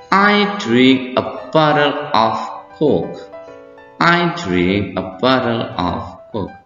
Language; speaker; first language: English; non-native, fluent; Indonesian